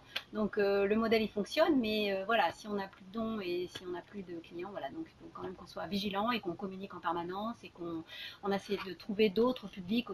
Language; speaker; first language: French; native; French